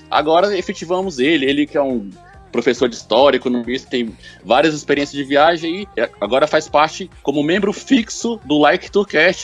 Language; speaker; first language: Portuguese; native; Portuguese